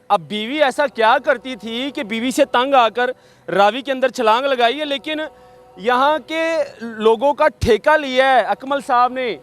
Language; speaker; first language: Urdu; non-native, local second language; Punjabi